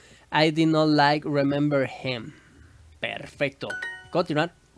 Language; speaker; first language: English; non-native, learner; Spanish